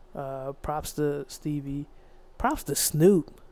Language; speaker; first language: English; native; English